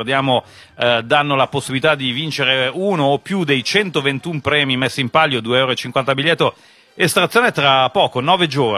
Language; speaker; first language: Italian; native; Italian